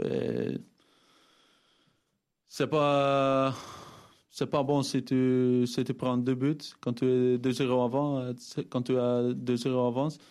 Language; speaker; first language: French; non-native, fluent; Dutch